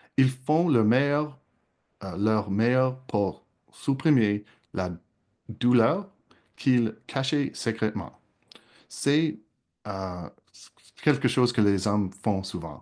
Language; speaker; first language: French; non-native, local second language; English